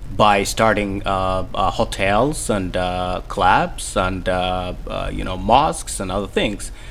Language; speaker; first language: English; non-native, fluent; Somali